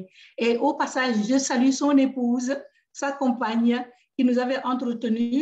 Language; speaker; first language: French; native; French